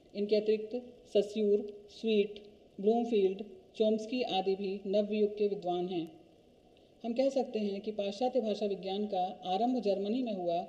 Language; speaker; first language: Hindi; native; Hindi